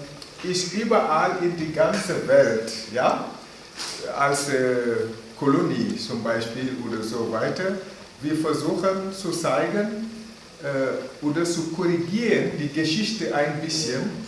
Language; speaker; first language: German; non-native, fluent; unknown